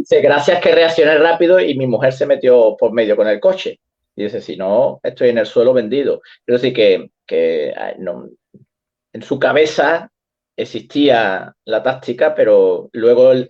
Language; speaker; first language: Spanish; native; Spanish